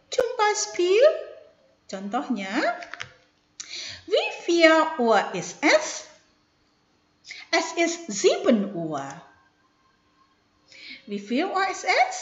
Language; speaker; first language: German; non-native, fluent; Indonesian